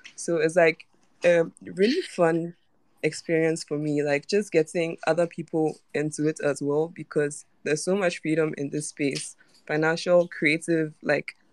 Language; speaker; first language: English; non-native, local second language; Akan